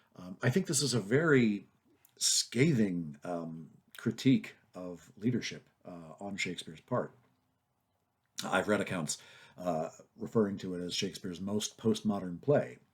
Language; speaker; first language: English; native; English